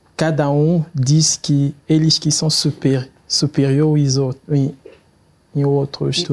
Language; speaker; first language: Portuguese; non-native, fluent; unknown